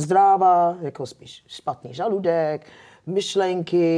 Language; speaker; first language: Czech; non-native, fluent; English